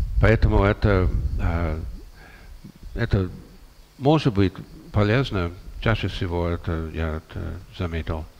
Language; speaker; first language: Russian; non-native, fluent; English